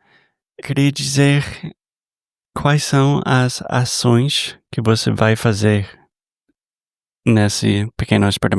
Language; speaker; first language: Portuguese; non-native, fluent; English